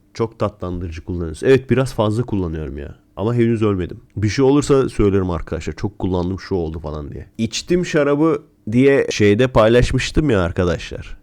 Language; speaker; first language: Turkish; native; Turkish